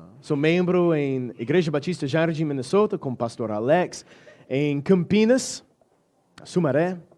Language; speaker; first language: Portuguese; non-native, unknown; English